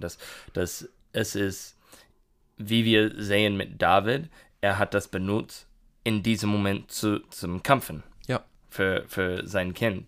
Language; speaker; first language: German; non-native, learner; English